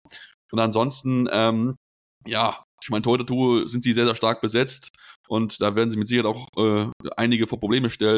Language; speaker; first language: German; native; German